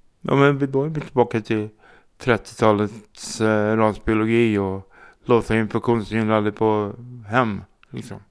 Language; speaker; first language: Swedish; native; Swedish